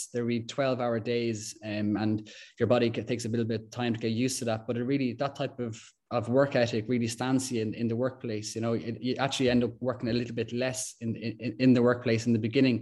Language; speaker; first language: English; native; English